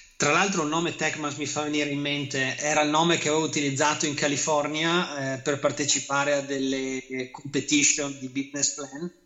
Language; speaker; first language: Italian; native; Italian